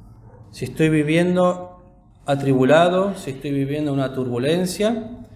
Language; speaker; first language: Spanish; native; Spanish